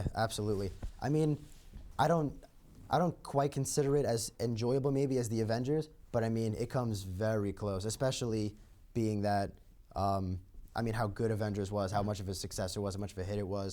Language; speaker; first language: English; native; English